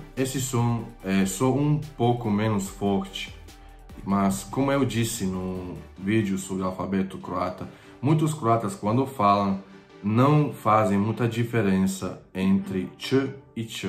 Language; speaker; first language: Portuguese; non-native, fluent; Croatian